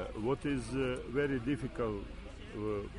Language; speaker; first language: English; non-native, learner; Serbian